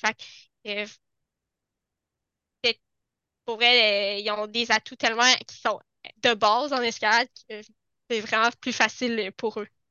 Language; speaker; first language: French; native; French